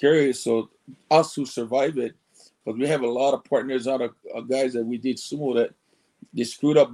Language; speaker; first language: English; early bilingual, other home language; Samoan